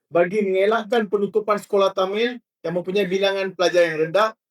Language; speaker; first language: Malay; non-native, local second language; Tamil